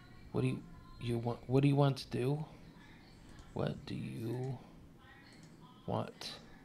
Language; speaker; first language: English; native; English